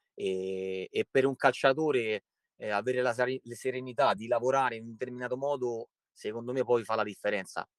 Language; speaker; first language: Italian; native; Italian